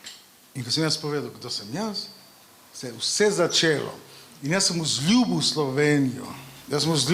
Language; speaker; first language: Slovenian; non-native, fluent; Macedonian